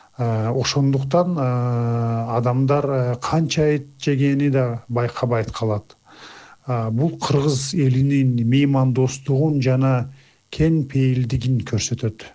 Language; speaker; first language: Kyrgyz; non-native, local second language; Azerbaijani